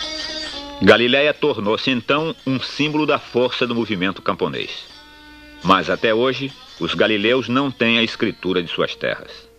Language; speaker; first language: Portuguese; native; Portuguese